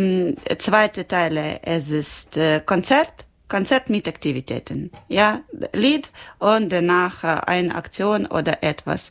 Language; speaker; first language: German; non-native, learner; Ukrainian